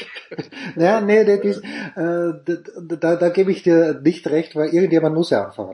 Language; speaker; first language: German; native; German